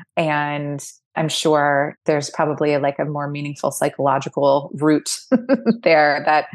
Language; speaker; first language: English; native; English